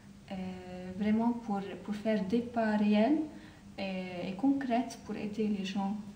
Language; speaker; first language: French; non-native, local second language; Arabic